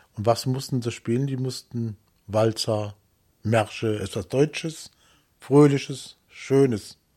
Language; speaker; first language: German; native; German